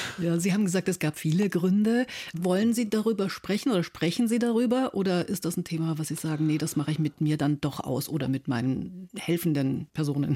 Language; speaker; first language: German; native; German